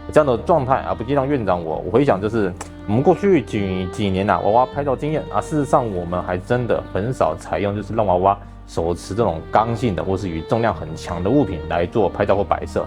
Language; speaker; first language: Chinese; native; Chinese